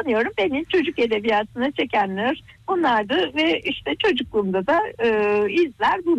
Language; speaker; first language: Turkish; native; Turkish